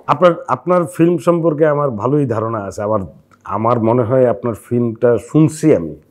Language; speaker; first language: Bangla; native; Bangla